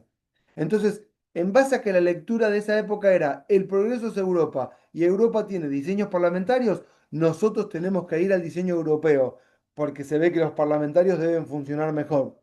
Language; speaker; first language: Spanish; native; Spanish